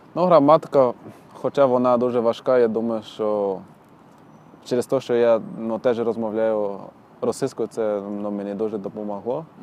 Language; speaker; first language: Ukrainian; non-native, fluent; Portuguese